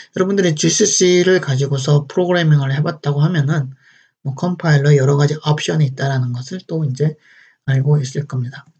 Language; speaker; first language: Korean; native; Korean